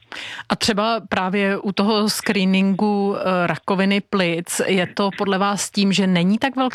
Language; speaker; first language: Czech; native; Czech